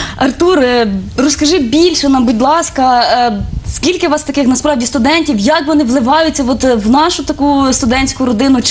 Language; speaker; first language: Ukrainian; native; Ukrainian